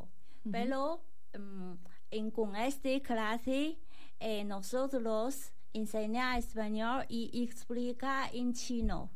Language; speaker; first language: Spanish; non-native, learner; Chinese